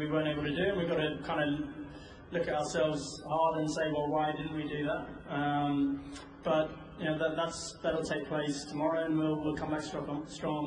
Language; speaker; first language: English; native; English